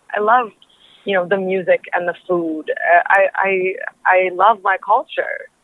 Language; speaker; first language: English; early bilingual, other home language; Spanish